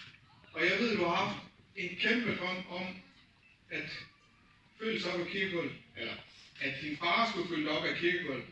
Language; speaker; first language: Danish; early bilingual, other home language; Vietnamese